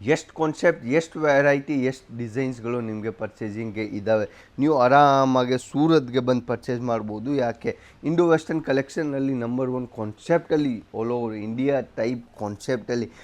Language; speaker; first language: Kannada; non-native, local second language; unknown